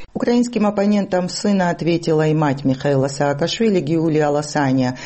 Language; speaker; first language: Russian; non-native, local second language; Georgian